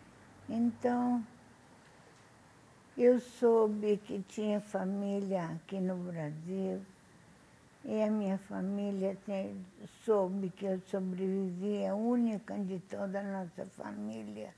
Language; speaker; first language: Portuguese; non-native, fluent; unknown